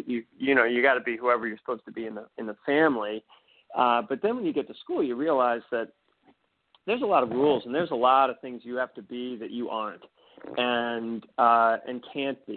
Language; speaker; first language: English; native; English